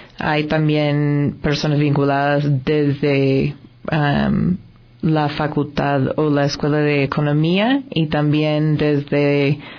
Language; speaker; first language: Spanish; non-native, fluent; English